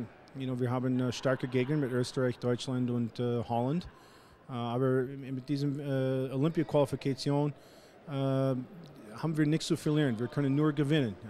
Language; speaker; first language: German; non-native, fluent; English